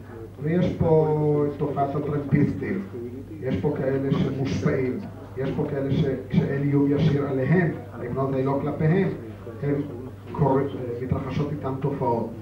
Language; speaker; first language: Hebrew; native; Hebrew